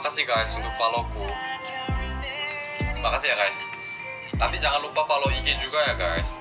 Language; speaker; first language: Indonesian; early bilingual, other home language; Korean